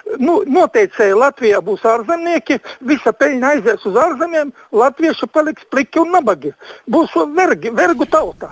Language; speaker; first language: Latvian; non-native, local second language; Russian